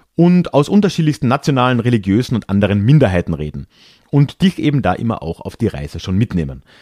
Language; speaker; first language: German; native; German